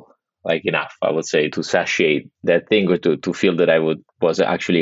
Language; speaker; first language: English; non-native, fluent; Italian